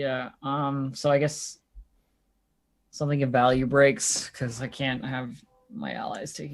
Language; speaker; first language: English; native; English